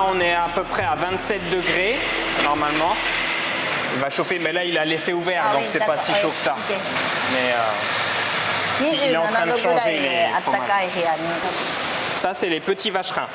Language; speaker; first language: French; native; French